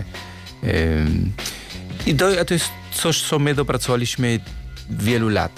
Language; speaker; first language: Polish; non-native, learner; Spanish